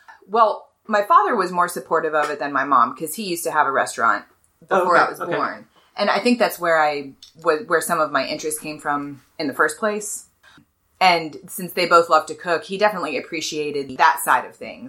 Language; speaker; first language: English; native; English